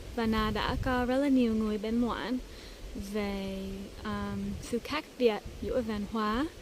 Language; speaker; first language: Vietnamese; early bilingual, heritage; English